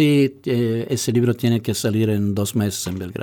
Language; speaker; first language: Spanish; non-native, fluent; Serbian